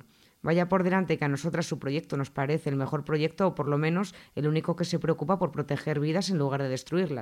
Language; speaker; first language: Spanish; native; Spanish